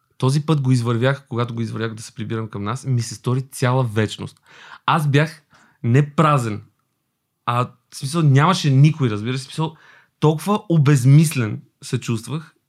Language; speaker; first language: Bulgarian; early bilingual, other home language; Albanian